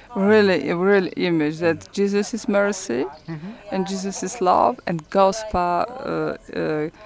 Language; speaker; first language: English; non-native, learner; Polish